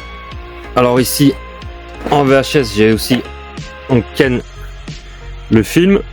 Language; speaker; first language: French; native; French